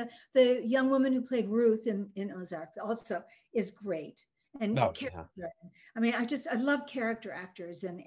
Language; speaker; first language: English; early bilingual, other home language; Norwegian